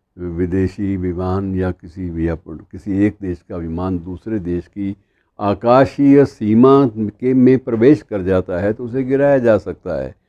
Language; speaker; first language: Hindi; native; Hindi